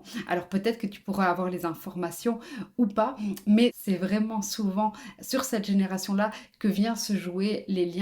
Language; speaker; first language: French; native; French